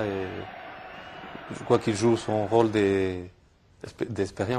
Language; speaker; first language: French; non-native, fluent; Spanish